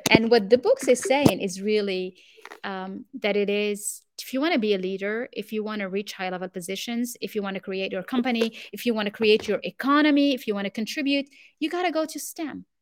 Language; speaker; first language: English; non-native, fluent; Arabic